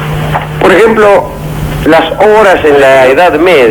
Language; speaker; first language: Spanish; native; Spanish